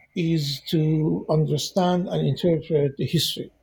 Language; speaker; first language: English; non-native, fluent; Persian